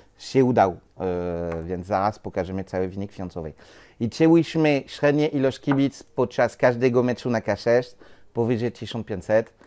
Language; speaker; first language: Polish; non-native, learner; French